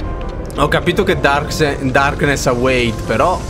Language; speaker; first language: Italian; native; Italian